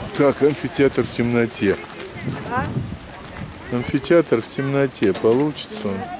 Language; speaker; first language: Russian; native; Russian